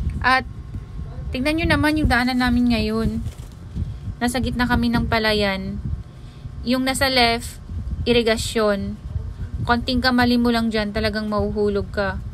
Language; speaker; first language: Filipino; non-native, local second language; Iloko